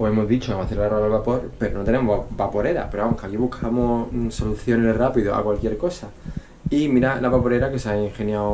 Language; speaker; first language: Spanish; native; Spanish